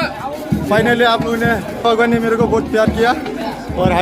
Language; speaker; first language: Hindi; non-native, local second language; Bodo